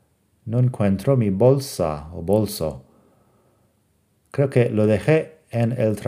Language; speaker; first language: Spanish; non-native, fluent; English